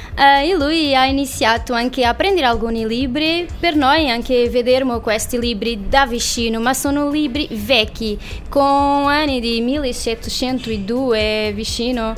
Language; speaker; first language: Italian; non-native, learner; Portuguese